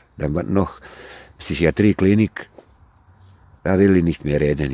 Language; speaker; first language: German; non-native, learner; Croatian